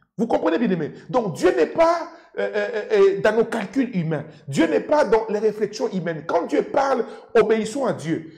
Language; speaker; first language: French; non-native, local second language; Lingala